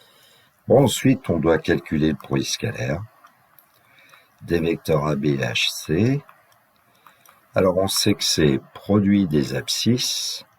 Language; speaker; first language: French; native; French